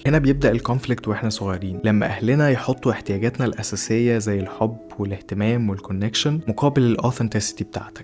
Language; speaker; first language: Arabic; native; Arabic